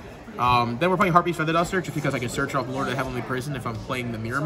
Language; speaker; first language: English; native; English